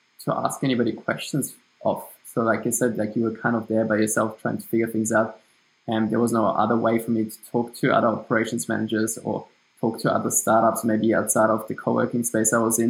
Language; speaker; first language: English; non-native, fluent; German